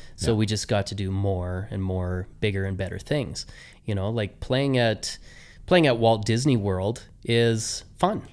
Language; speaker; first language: English; native; English